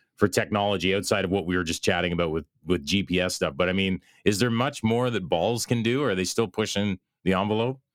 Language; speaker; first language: English; native; English